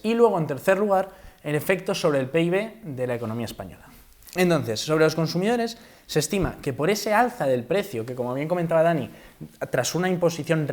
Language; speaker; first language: Spanish; native; Spanish